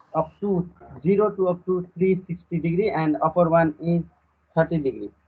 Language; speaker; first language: English; non-native, local second language; Nepali